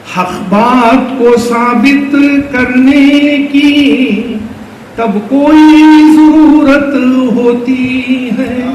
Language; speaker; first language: Urdu; native; Urdu